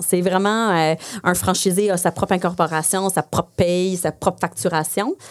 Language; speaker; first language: French; non-native, local second language; English